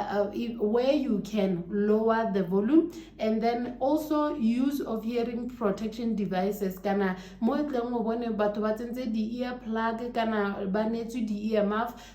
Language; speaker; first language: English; non-native, local second language; Tswana